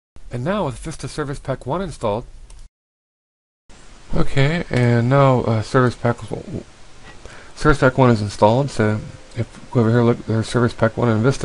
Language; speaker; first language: English; native; English